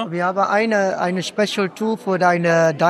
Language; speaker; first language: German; non-native, learner; Dutch